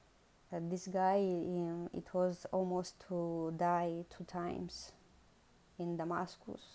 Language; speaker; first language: English; non-native, learner; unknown